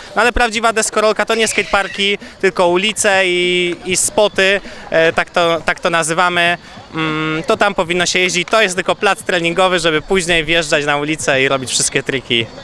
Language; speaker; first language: Polish; native; Polish